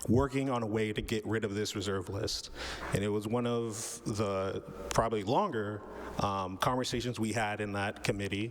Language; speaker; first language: English; native; English